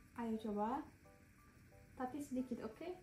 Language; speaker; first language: Indonesian; non-native, learner; Turkish